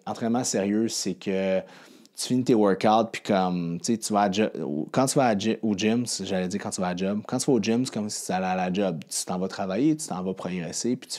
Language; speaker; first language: French; native; French